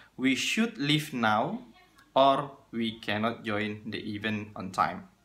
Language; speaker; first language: English; non-native, fluent; Indonesian